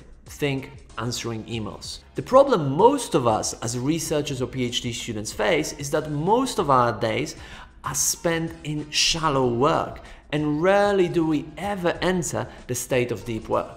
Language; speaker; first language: English; non-native, fluent; Polish